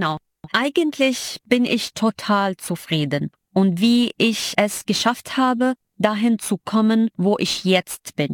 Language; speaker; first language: German; non-native, fluent; Arabic